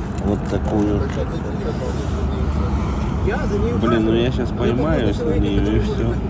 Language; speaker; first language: Russian; native; Russian